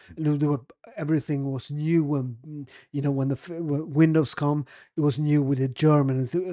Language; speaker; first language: English; non-native, fluent; Italian